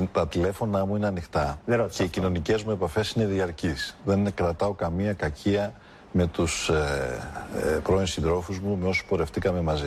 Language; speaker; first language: Greek; native; Greek